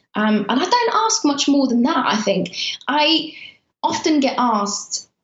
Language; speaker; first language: English; early bilingual, other home language; Persian